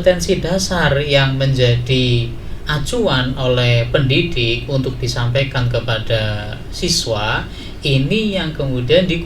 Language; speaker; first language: Indonesian; native; Indonesian